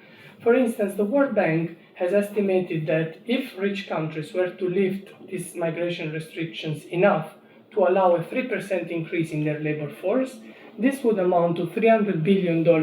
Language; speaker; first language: English; non-native, fluent; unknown